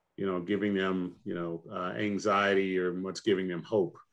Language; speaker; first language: English; native; English